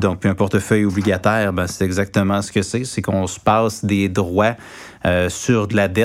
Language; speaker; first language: French; native; French